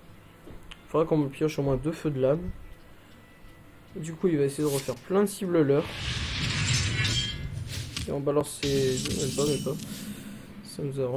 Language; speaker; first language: French; native; French